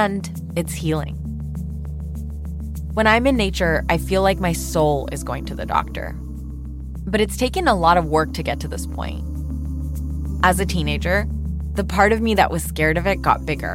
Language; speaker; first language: English; non-native, local second language; Urdu